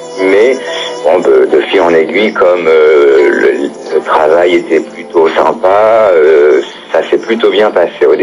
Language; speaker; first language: French; native; French